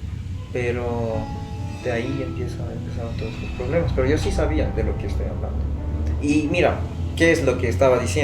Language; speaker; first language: Spanish; non-native, fluent; Persian